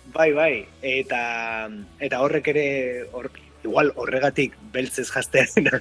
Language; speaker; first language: Basque; native; Basque